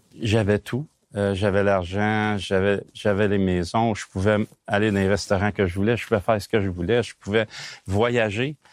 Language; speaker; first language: French; native; French